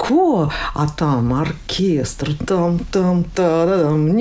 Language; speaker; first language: Russian; native; Russian